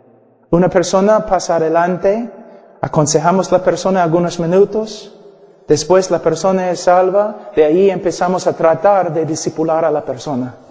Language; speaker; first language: Spanish; non-native, fluent; English